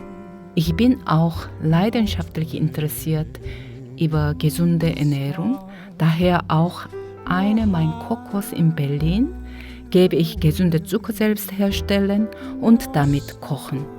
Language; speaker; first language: German; non-native, fluent; Korean